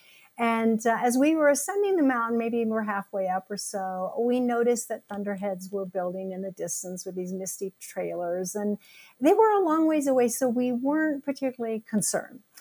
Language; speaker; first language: English; native; English